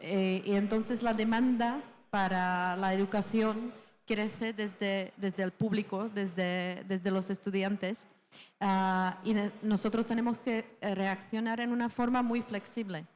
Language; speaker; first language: Spanish; non-native, fluent; Czech